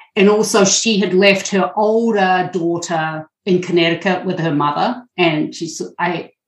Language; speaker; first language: English; native; English